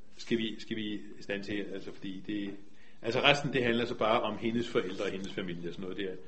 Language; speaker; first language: Danish; native; Danish